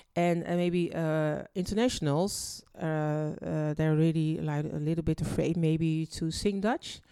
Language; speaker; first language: English; early bilingual, other home language; Dutch